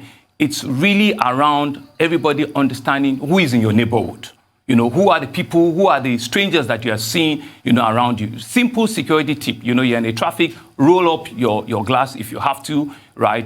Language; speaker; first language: English; non-native, local second language; Yoruba